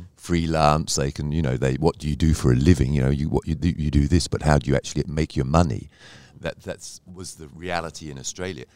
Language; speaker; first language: English; native; English